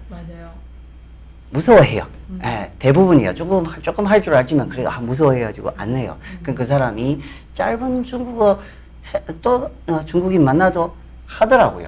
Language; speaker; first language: Korean; non-native, fluent; Chinese